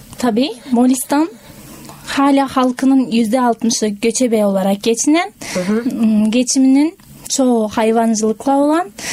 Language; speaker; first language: Turkish; non-native, fluent; Kazakh